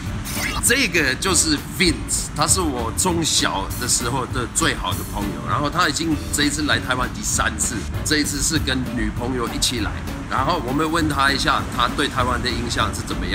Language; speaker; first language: Chinese; non-native, fluent; German